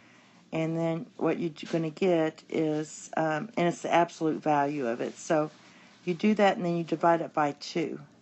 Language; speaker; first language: English; native; English